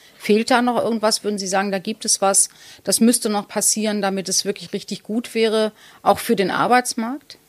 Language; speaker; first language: German; native; German